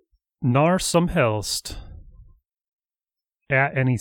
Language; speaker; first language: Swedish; non-native, learner; English